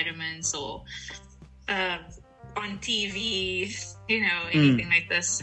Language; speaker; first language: English; native; English